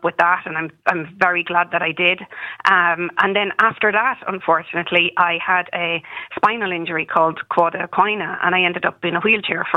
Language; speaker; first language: English; native; English